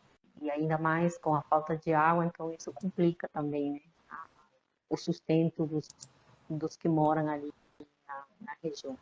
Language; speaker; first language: Portuguese; non-native, fluent; Spanish